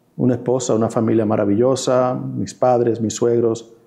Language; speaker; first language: Spanish; early bilingual, heritage; Spanish